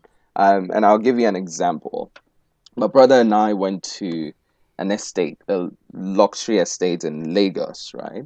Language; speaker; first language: English; non-native, local second language; Igbo